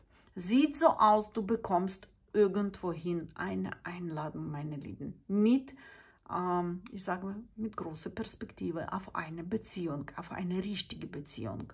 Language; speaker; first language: German; non-native, fluent; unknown